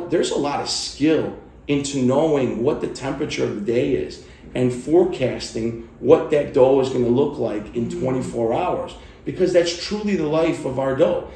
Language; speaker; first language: English; early bilingual, other home language; Italian